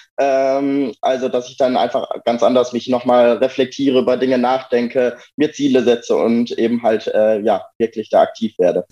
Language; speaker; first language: German; native; German